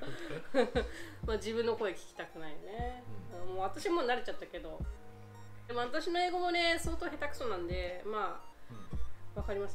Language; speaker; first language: Japanese; native; Japanese